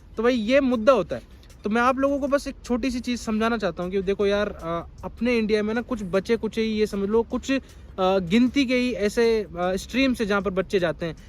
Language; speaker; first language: Hindi; native; Hindi